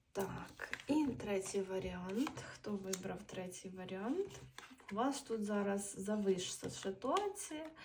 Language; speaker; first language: Ukrainian; non-native, local second language; Russian